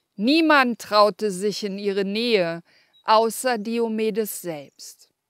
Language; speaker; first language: German; native; German